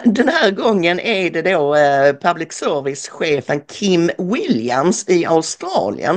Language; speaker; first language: Swedish; native; Swedish